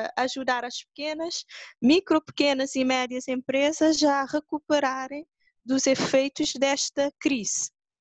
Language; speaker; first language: Portuguese; non-native, local second language; Kabuverdianu